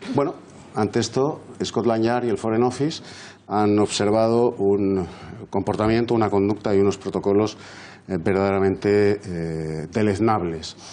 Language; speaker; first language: Spanish; native; Spanish